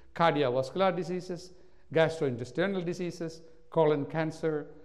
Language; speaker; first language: English; non-native, local second language; Malayalam